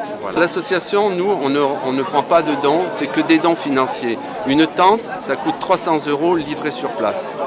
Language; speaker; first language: French; native; French